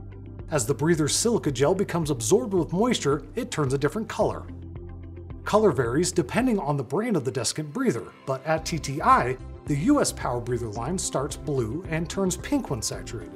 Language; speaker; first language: English; native; English